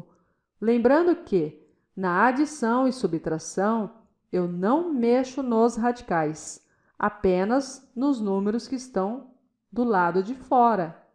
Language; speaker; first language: Portuguese; native; Portuguese